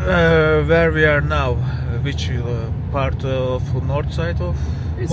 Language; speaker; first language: English; non-native, learner; Turkish